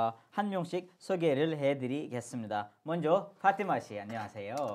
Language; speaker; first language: Korean; non-native, fluent; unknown